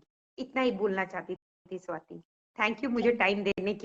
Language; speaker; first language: Hindi; native; Hindi